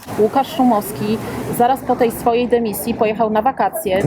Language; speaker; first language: Polish; native; Polish